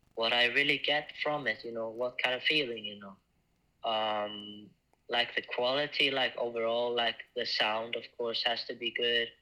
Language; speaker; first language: English; non-native, fluent; Icelandic